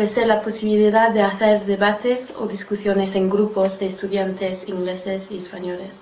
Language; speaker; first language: Spanish; non-native, learner; English